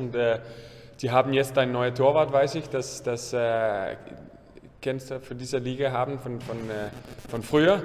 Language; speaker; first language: German; non-native, learner; English